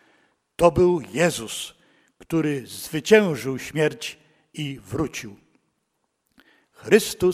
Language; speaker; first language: Polish; native; Polish